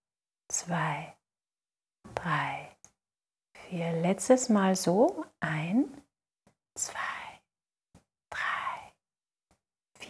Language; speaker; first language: German; native; German